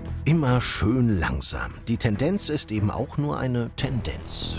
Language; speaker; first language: German; native; German